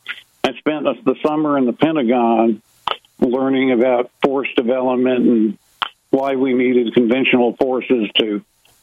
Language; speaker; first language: English; native; English